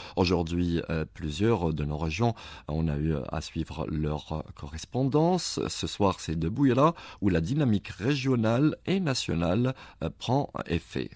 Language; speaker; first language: French; non-native, local second language; Arabic